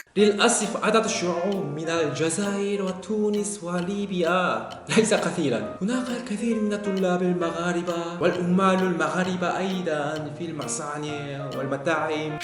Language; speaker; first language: Arabic; non-native, fluent; Korean